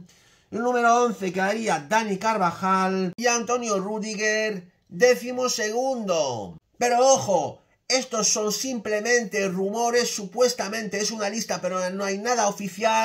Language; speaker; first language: Spanish; native; Spanish